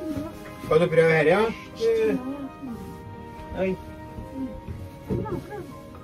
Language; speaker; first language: Norwegian; native; Norwegian